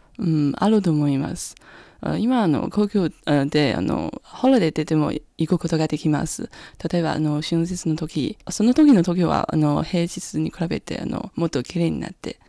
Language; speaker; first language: Japanese; non-native, learner; Chinese